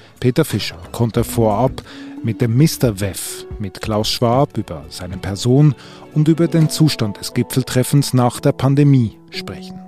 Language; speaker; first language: German; native; German